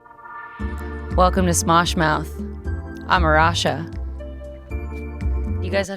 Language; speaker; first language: English; native; English